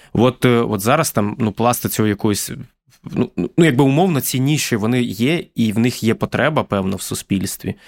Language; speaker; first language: Ukrainian; native; Ukrainian